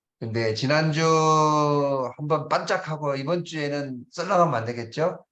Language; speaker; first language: Korean; native; Korean